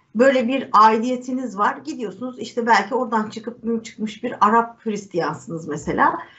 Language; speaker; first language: Turkish; native; Turkish